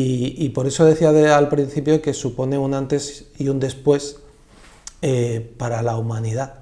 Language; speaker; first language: Spanish; native; Spanish